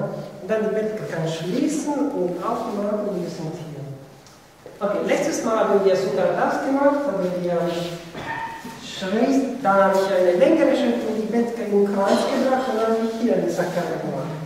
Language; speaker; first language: German; non-native, fluent; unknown